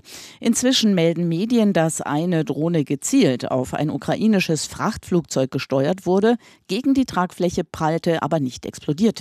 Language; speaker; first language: German; native; German